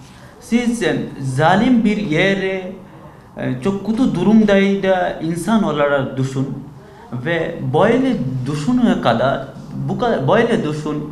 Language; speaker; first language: Turkish; non-native, learner; Bangla